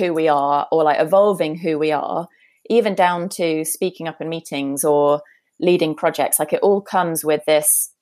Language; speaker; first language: English; native; English